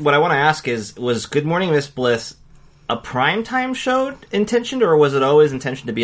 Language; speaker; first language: English; native; English